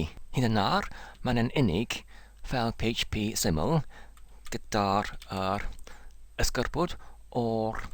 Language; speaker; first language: Welsh; non-native, learner; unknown